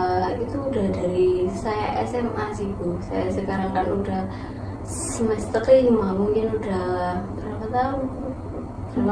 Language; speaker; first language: Indonesian; native; Indonesian